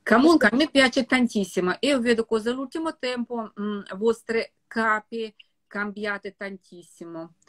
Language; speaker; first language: Italian; non-native, fluent; Russian